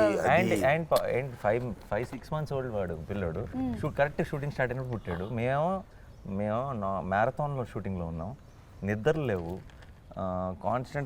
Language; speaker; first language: Telugu; native; Telugu